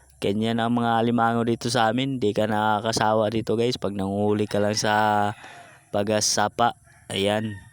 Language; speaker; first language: Filipino; non-native, local second language; Cebuano